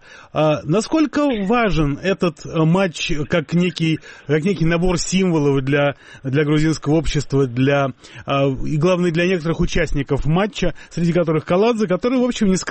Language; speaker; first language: Russian; native; Russian